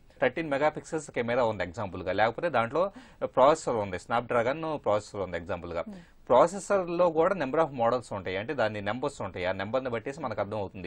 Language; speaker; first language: Telugu; native; Telugu